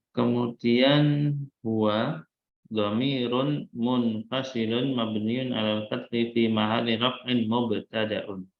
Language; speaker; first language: Arabic; non-native, fluent; Indonesian